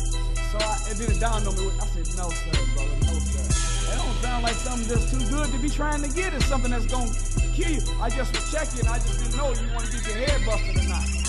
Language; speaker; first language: English; native; English